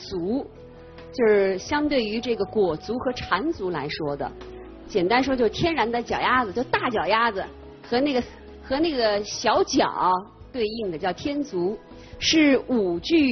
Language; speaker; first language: Chinese; native; Chinese